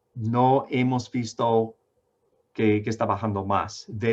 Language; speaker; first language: Spanish; non-native, fluent; English